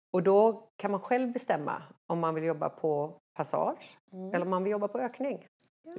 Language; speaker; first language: Swedish; native; Swedish